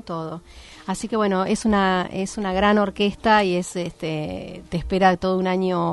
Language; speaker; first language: Spanish; native; Spanish